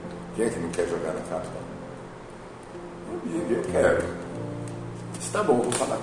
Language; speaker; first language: Portuguese; native; Portuguese